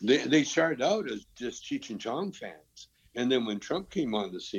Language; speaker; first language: English; native; English